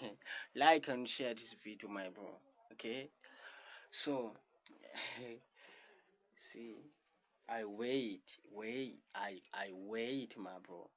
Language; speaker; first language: English; non-native, learner; Rundi